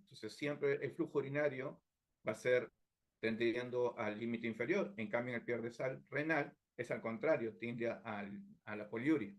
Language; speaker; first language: Spanish; native; Spanish